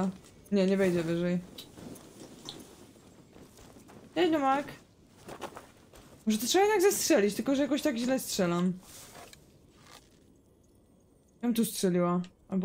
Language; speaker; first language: Polish; native; Polish